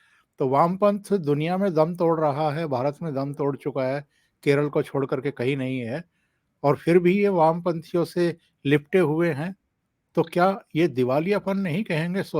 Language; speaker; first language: Hindi; native; Hindi